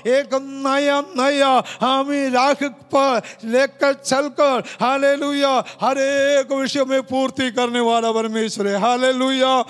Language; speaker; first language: Hindi; non-native, local second language; Malayalam